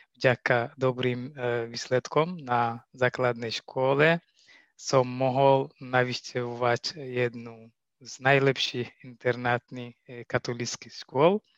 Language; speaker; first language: Slovak; non-native, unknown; Tigrinya